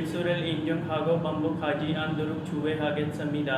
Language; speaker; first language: Korean; non-native, learner; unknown